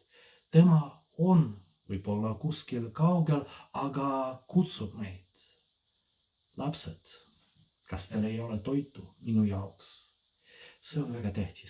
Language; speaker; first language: Estonian; non-native, fluent; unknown